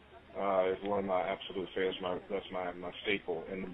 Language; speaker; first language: English; native; English